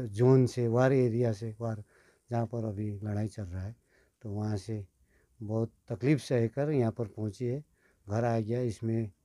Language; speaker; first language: Hindi; non-native, local second language; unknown